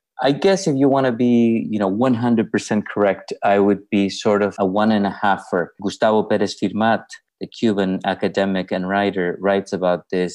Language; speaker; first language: English; non-native, fluent; Spanish